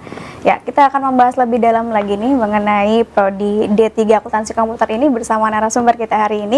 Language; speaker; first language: Indonesian; native; Indonesian